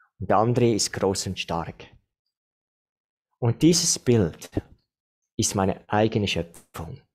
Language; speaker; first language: German; non-native, fluent; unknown